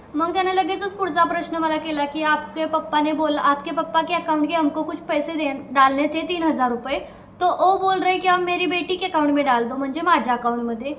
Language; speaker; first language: Hindi; non-native, local second language; Marathi